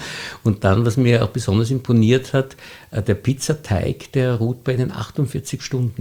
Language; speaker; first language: German; native; German